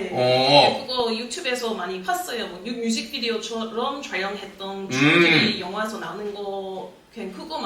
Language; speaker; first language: Korean; non-native, fluent; English